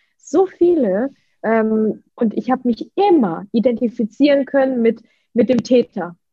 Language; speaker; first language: German; early bilingual, other home language; Russian